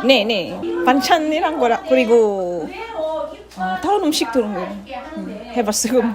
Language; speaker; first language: Korean; non-native, learner; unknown